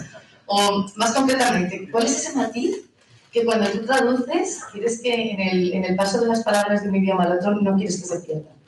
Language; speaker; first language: Spanish; native; Spanish